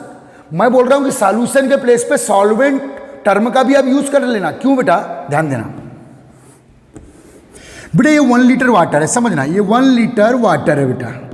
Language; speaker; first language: Hindi; native; Hindi